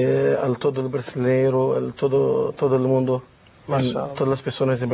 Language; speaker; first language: Spanish; non-native, learner; Portuguese